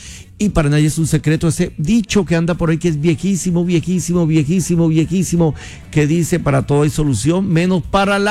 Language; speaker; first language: Spanish; native; Spanish